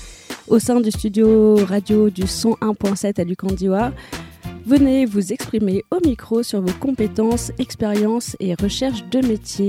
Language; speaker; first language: French; native; French